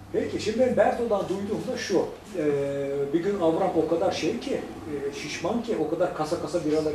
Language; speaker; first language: Turkish; native; Turkish